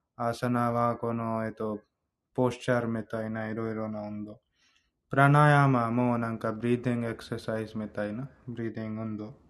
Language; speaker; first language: Japanese; non-native, learner; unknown